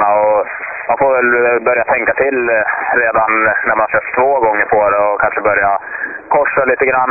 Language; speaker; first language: Swedish; native; Swedish